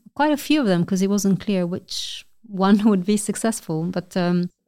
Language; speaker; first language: English; non-native, fluent; Albanian